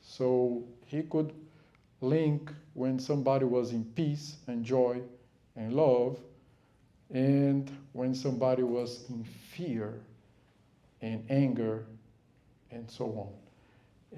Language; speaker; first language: English; non-native, fluent; Portuguese